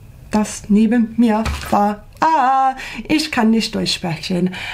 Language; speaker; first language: German; non-native, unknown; English